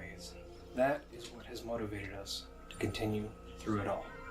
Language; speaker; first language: English; native; English